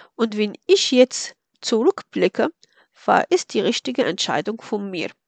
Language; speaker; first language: German; non-native, fluent; Arabic